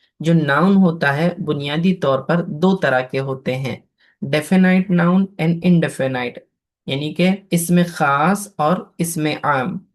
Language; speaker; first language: Urdu; native; Urdu